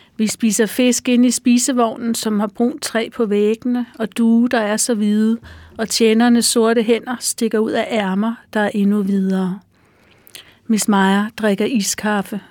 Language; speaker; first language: Danish; native; Danish